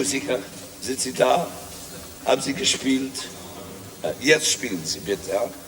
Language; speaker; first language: German; non-native, fluent; English